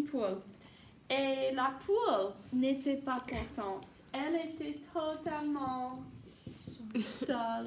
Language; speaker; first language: French; non-native, fluent; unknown